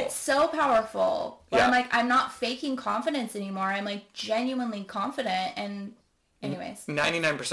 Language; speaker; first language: English; native; English